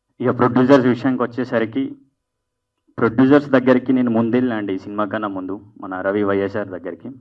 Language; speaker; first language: Telugu; native; Telugu